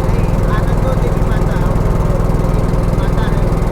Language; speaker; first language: Hindi; native; Hindi